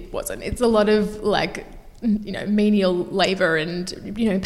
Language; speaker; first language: English; native; English